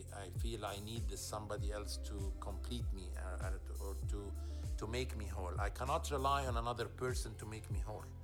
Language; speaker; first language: English; non-native, fluent; Arabic